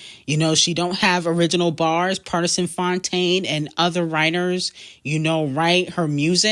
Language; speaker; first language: English; native; English